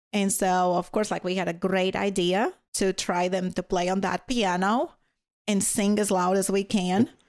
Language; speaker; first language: English; non-native, fluent; Latvian